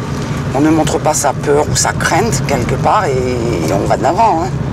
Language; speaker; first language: French; native; French